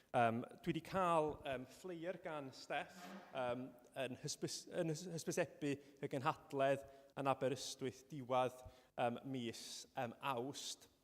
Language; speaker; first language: Welsh; native; Welsh